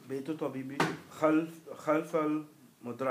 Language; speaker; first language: Arabic; non-native, learner; English